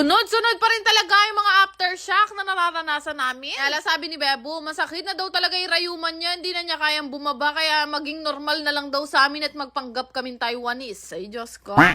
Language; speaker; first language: Filipino; native; Filipino